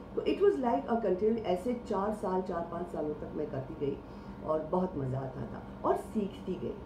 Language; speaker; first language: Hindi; non-native, local second language; Marathi